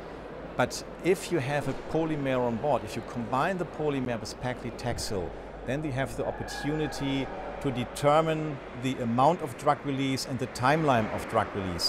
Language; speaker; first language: English; non-native, fluent; German